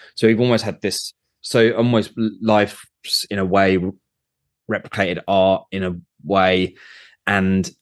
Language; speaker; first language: English; native; English